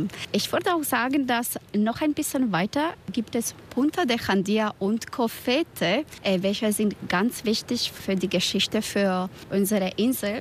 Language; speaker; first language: German; non-native, learner; Spanish